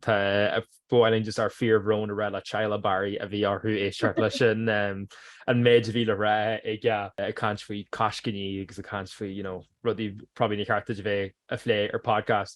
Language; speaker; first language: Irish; non-native, local second language; English